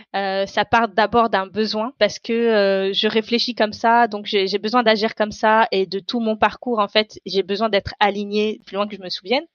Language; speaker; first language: French; non-native, local second language; Tamil